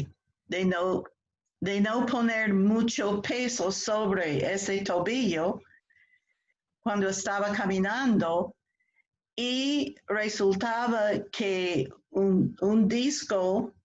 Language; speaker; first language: Spanish; non-native, fluent; English